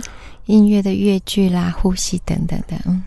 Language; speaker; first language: Chinese; native; Chinese